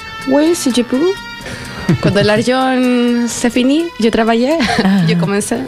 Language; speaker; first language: French; non-native, learner; Spanish